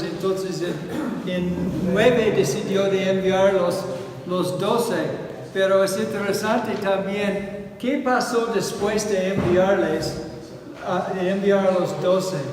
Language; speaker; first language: Spanish; non-native, fluent; English